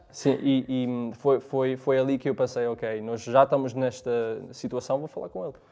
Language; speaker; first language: Portuguese; early bilingual, other home language; English